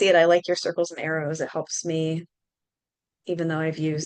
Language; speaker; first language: English; native; English